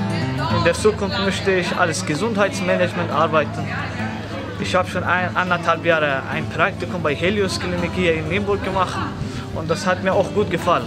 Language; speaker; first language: German; non-native, learner; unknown